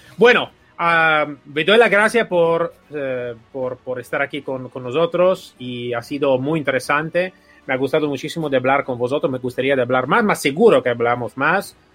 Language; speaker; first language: Spanish; non-native, fluent; Italian